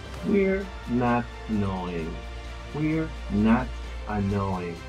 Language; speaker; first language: English; non-native, fluent; Spanish